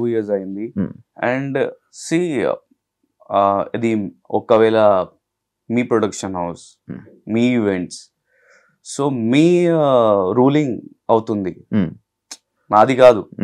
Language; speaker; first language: Telugu; non-native, learner; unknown